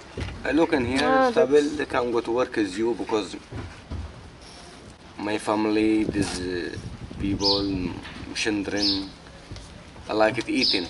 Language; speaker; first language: English; non-native, learner; Arabic